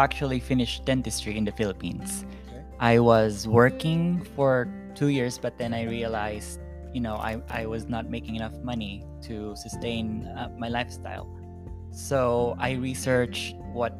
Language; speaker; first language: English; non-native, local second language; Filipino